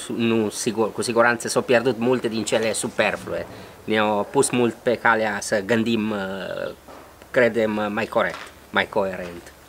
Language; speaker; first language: Romanian; non-native, fluent; Italian